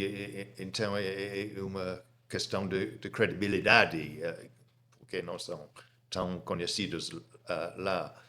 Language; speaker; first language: Portuguese; non-native, fluent; English